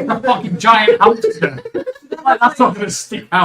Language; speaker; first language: English; native; English